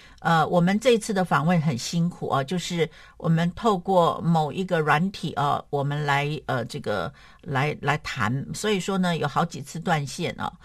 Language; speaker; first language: Chinese; native; Chinese